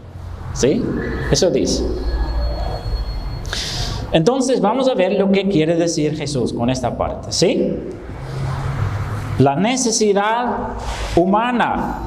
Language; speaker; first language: Spanish; non-native, fluent; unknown